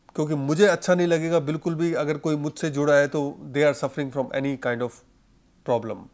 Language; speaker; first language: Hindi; native; Hindi